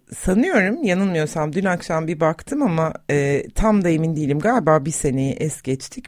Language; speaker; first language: Turkish; native; Turkish